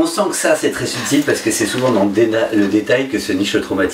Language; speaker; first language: French; native; French